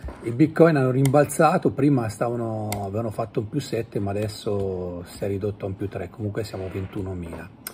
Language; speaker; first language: Italian; native; Italian